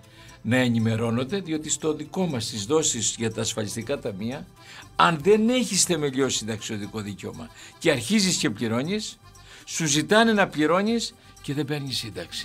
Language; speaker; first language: Greek; native; Greek